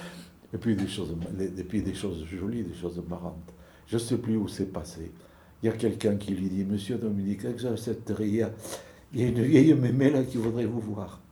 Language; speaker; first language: French; native; French